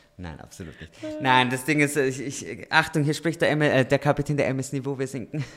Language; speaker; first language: German; early bilingual, other home language; Romanian